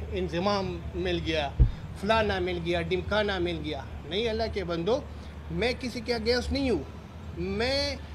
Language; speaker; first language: Urdu; non-native, local second language; Pashto